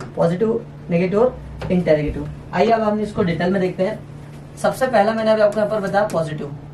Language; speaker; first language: Hindi; native; Hindi